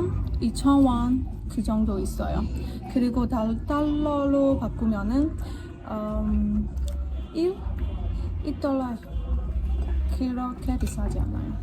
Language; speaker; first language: Korean; non-native, fluent; Burmese